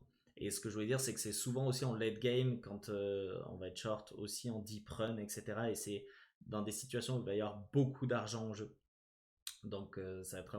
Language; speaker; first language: French; native; French